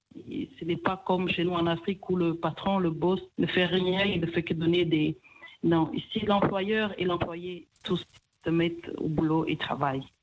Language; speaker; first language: French; non-native, local second language; Kinyarwanda